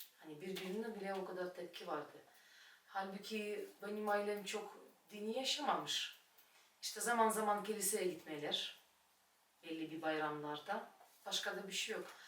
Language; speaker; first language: Turkish; non-native, fluent; Russian